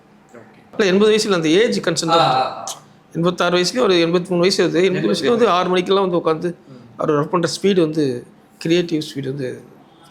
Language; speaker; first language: Tamil; native; Tamil